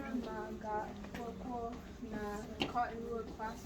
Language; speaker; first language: Igbo; early bilingual, heritage; Igbo